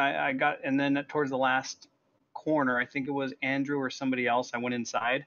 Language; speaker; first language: English; native; English